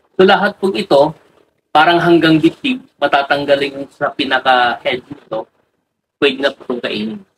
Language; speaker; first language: Filipino; non-native, local second language; Iloko